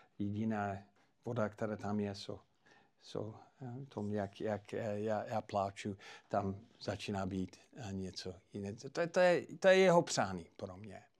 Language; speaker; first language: Czech; non-native, fluent; English